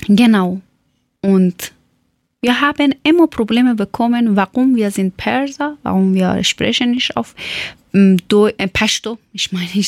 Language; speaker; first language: German; non-native, learner; Persian